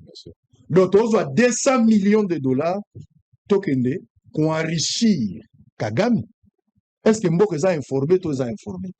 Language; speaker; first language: French; non-native, local second language; Lingala